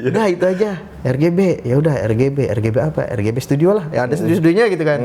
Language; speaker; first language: Indonesian; native; Indonesian